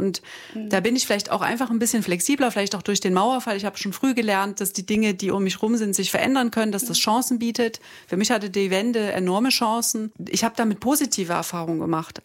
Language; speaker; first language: German; native; German